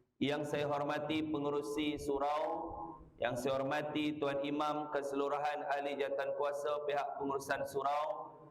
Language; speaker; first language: Malay; native; Malay